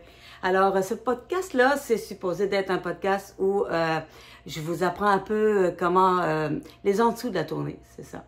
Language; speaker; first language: French; native; French